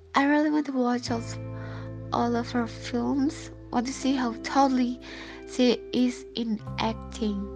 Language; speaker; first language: English; non-native, fluent; Indonesian